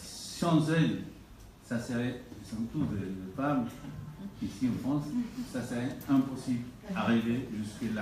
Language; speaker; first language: French; non-native, fluent; Spanish